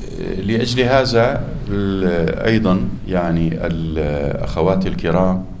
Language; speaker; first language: Arabic; non-native, fluent; Turkish